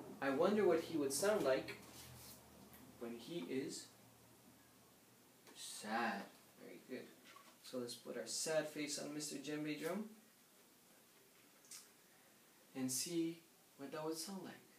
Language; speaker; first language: English; native; English